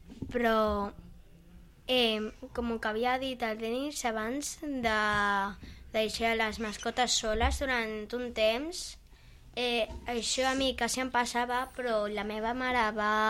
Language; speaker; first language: Catalan; non-native, local second language; Spanish